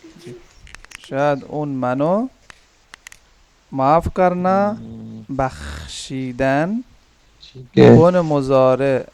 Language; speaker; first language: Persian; non-native, learner; Urdu